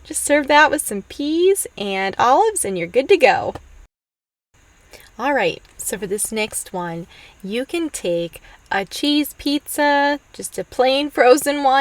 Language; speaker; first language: English; native; English